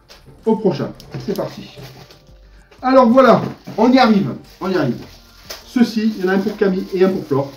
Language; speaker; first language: French; native; French